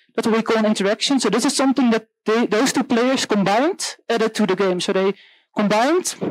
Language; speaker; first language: English; non-native, fluent; Dutch